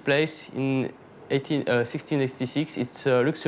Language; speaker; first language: English; non-native, learner; French